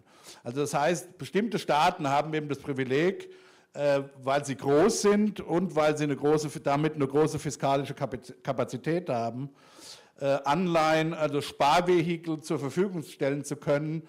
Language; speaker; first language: German; native; German